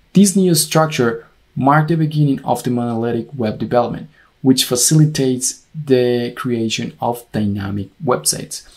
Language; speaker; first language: English; non-native, fluent; Spanish